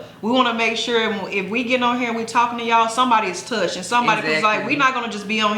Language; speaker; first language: English; native; English